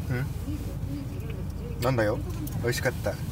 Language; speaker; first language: Japanese; non-native, learner; Spanish